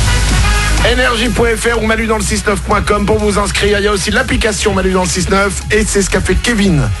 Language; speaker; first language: French; native; French